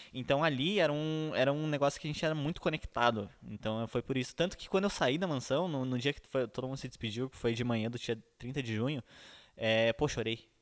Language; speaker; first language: Portuguese; native; Portuguese